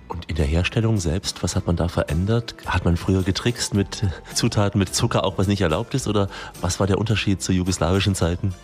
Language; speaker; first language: German; native; German